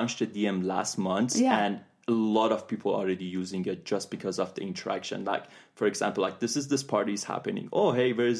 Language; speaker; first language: English; non-native, fluent; Persian